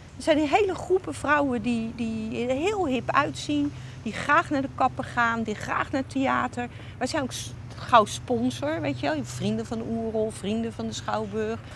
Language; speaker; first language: Dutch; native; Dutch